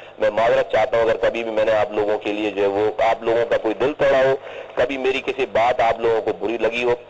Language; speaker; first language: Urdu; native; Urdu